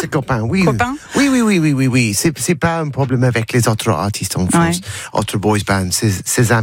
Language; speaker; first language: French; non-native, learner; English